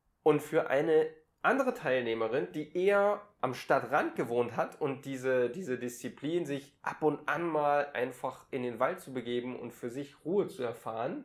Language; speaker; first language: German; native; German